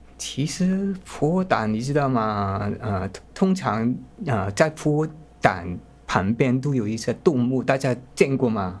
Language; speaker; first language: Chinese; non-native, local second language; Cantonese